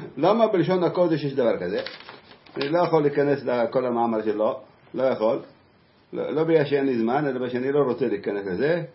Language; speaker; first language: Hebrew; native; Hebrew